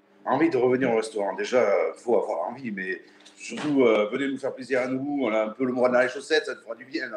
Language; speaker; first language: French; native; French